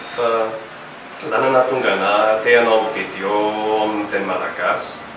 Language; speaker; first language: Malagasy; non-native, fluent; English